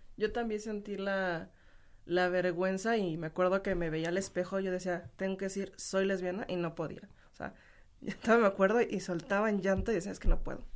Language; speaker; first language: Spanish; native; Spanish